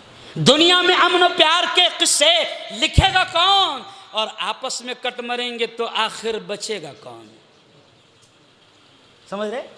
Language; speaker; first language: Urdu; native; Urdu